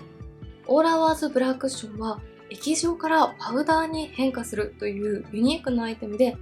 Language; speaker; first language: Japanese; native; Japanese